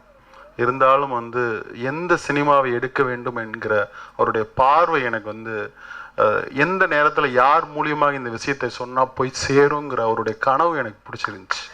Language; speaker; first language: Tamil; native; Tamil